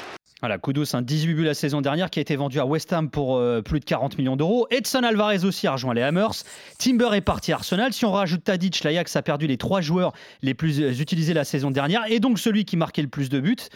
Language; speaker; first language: French; native; French